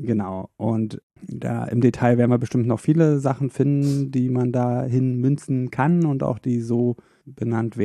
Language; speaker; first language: German; native; German